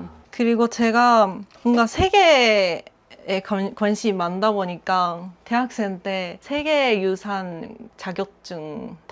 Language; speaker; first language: Korean; non-native, fluent; Japanese